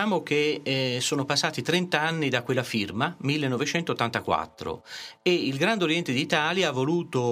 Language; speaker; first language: Italian; native; Italian